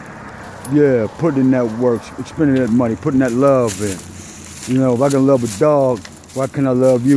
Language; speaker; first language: English; native; English